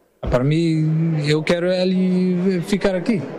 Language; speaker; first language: Portuguese; non-native, learner; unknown